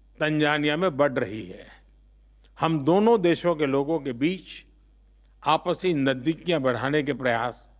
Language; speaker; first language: Hindi; non-native, local second language; Gujarati